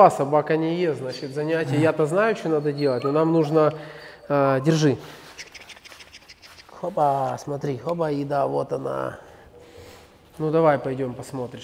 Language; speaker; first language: Russian; native; Russian